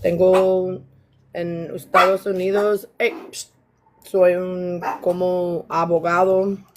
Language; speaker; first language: Spanish; non-native, learner; English